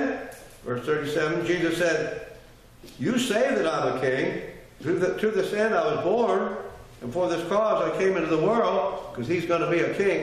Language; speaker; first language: English; native; English